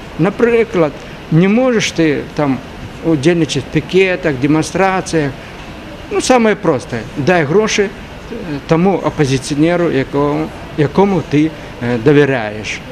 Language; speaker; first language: Belarusian; native; Belarusian